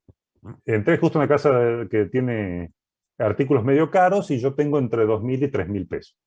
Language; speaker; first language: Spanish; native; Spanish